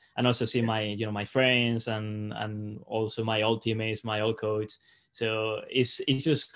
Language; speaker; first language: English; non-native, fluent; Spanish